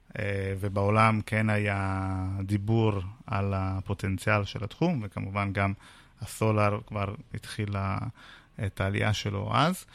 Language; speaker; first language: Hebrew; non-native, fluent; Italian